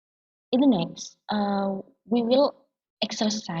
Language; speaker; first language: English; non-native, learner; Indonesian